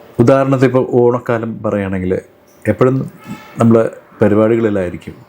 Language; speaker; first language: Malayalam; early bilingual, heritage; Malayalam